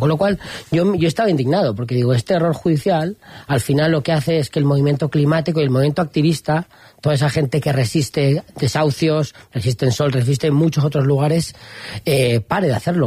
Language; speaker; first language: Spanish; native; Spanish